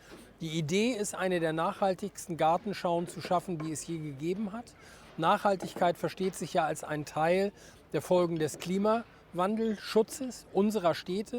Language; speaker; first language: German; native; German